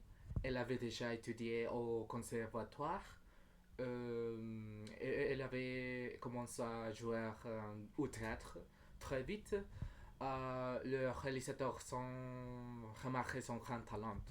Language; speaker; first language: French; non-native, learner; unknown